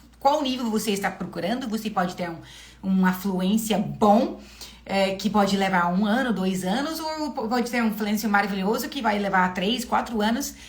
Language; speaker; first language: Portuguese; non-native, fluent; English